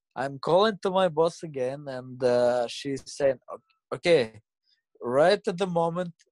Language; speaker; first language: English; non-native, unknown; Russian